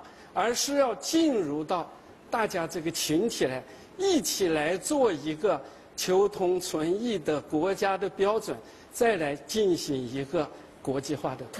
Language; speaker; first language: Chinese; native; Chinese